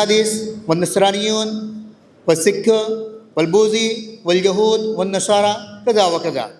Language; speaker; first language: Arabic; non-native, learner; Urdu